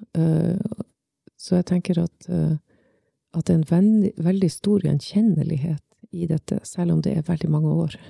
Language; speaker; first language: Norwegian; native; Norwegian